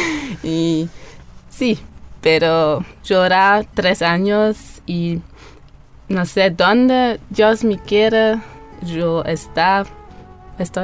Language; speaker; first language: Spanish; non-native, learner; German